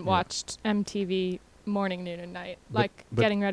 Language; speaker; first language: English; native; English